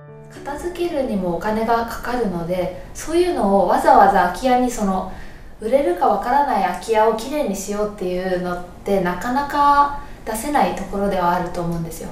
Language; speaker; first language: Japanese; native; Japanese